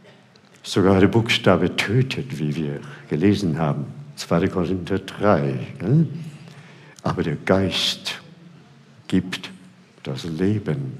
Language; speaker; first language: German; non-native, fluent; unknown